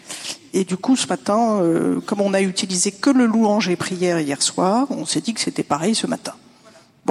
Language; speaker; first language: French; native; French